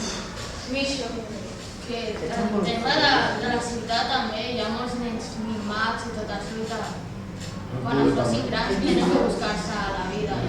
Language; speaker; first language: Catalan; early bilingual, other home language; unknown